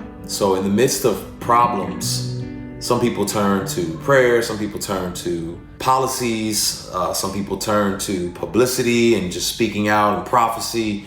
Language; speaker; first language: English; native; English